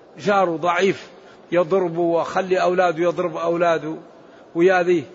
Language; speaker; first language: Arabic; native; Arabic